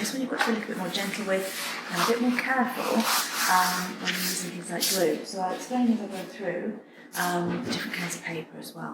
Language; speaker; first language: English; native; English